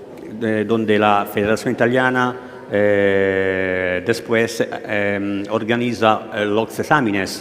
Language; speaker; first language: Spanish; non-native, learner; Italian